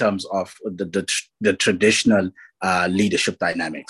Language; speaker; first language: English; non-native, local second language; Zulu